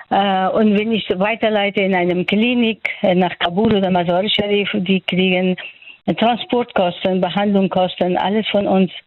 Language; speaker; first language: German; non-native, fluent; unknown